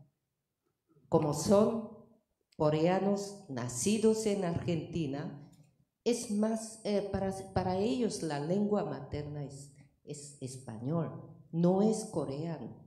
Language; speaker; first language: Spanish; non-native, fluent; Korean